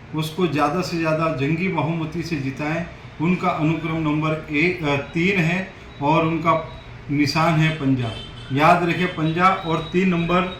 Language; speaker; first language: Hindi; non-native, local second language; Gujarati